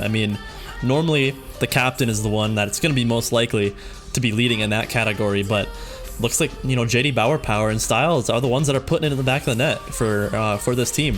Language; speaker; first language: English; native; English